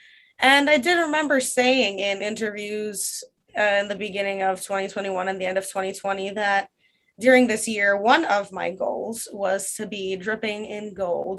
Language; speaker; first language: English; non-native, fluent; Russian